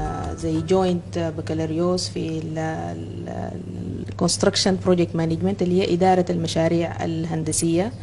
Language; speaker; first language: Arabic; native; Arabic